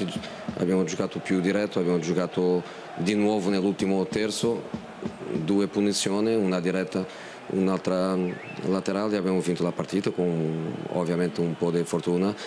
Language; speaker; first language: Italian; non-native, fluent; Portuguese